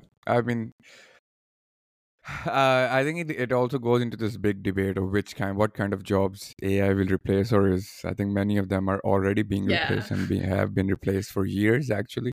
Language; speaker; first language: English; non-native, local second language; Urdu